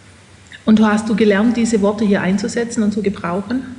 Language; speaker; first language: German; native; German